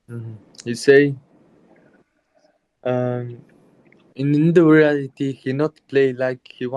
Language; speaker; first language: English; non-native, learner; Mongolian